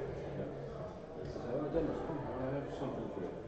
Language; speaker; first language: English; non-native, learner; Norwegian